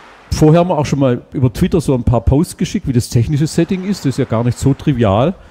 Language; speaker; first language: German; native; German